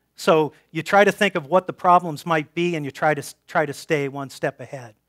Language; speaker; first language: English; native; English